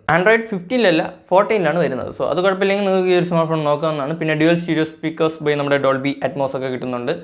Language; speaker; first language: Malayalam; native; Malayalam